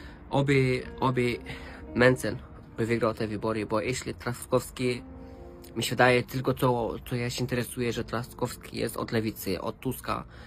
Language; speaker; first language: Polish; non-native, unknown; Romanian